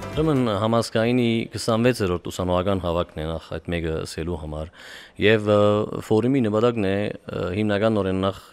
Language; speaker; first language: Armenian; early bilingual, heritage; Armenian